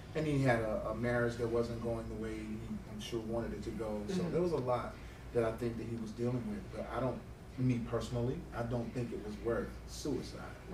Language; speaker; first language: English; native; English